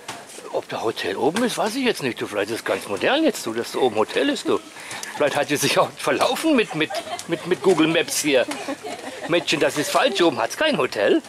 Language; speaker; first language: German; native; German